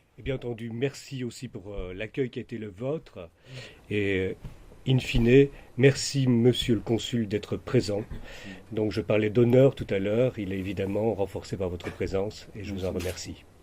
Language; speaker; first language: French; native; French